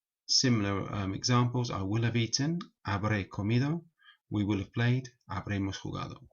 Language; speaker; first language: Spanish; non-native, fluent; English